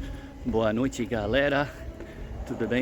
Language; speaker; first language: Portuguese; non-native, fluent; English